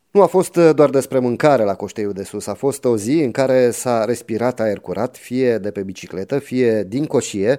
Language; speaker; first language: Romanian; native; Romanian